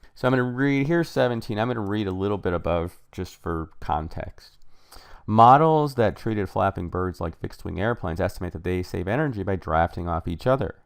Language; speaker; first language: English; native; English